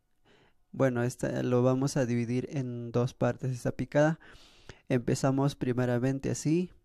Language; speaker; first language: Spanish; native; Spanish